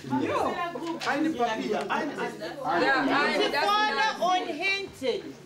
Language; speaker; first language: German; non-native, fluent; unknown